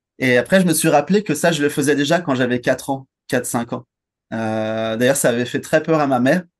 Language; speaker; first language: French; native; French